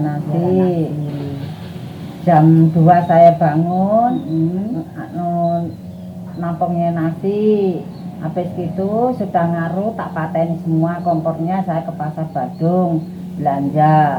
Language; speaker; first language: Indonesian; non-native, local second language; Javanese